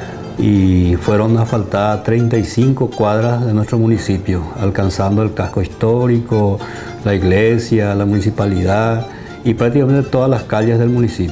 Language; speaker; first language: Spanish; native; Spanish